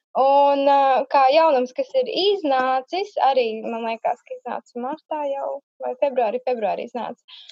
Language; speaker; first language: Latvian; native; Latvian